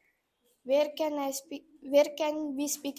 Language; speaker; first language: English; non-native, learner; Marathi